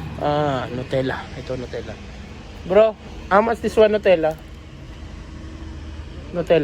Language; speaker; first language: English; non-native, local second language; Filipino